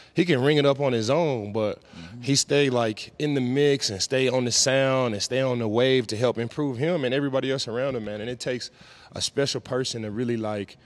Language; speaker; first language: English; native; English